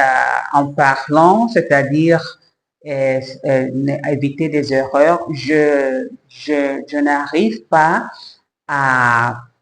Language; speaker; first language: French; non-native, learner; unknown